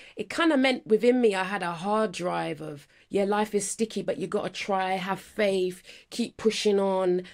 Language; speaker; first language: English; native; English